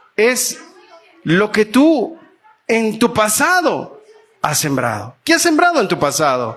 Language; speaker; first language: Spanish; native; Spanish